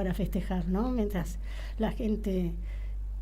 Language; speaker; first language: Spanish; native; Spanish